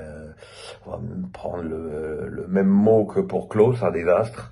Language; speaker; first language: French; native; French